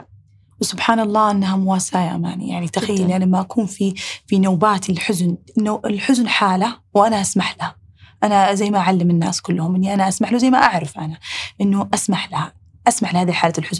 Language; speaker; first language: Arabic; native; Arabic